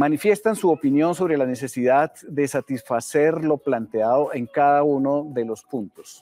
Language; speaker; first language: Spanish; native; Spanish